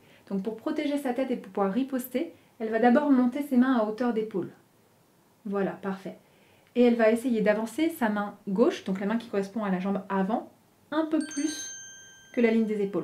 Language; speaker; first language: French; native; French